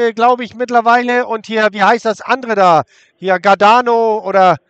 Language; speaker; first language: German; native; German